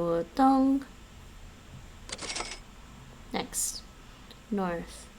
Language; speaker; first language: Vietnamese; non-native, learner; English